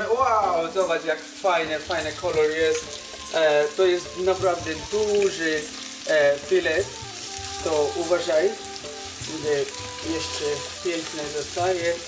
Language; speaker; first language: Polish; non-native, learner; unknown